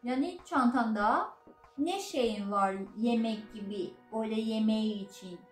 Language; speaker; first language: Turkish; non-native, learner; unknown